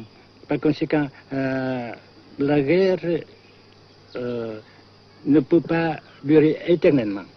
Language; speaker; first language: French; non-native, local second language; Vietnamese